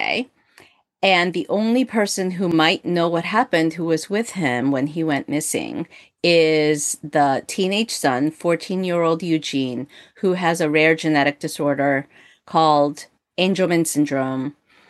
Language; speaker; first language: English; early bilingual, other home language; Korean